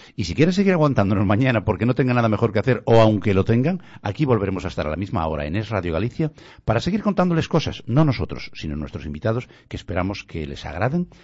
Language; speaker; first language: Spanish; non-native, local second language; Galician